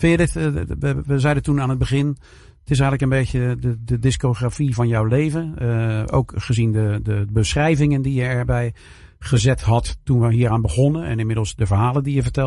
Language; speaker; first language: Dutch; native; Dutch